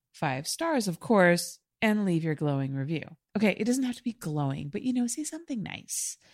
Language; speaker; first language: English; native; English